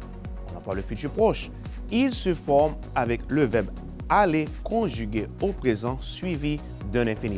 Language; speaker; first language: French; non-native, fluent; Spanish